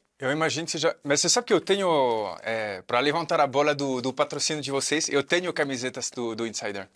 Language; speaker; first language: Portuguese; non-native, fluent; French